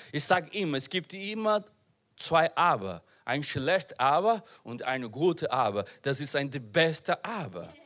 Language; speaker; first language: German; non-native, learner; Portuguese